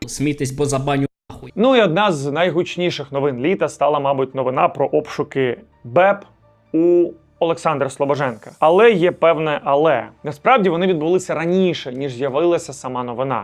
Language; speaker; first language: Ukrainian; native; Ukrainian